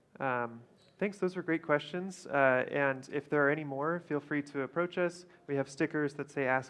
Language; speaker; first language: English; native; English